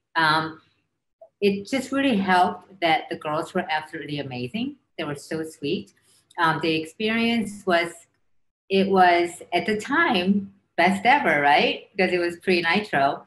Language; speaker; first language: English; early bilingual, other home language; Korean